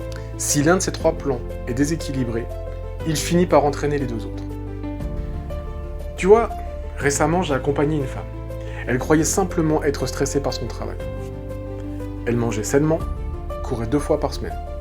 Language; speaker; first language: French; native; French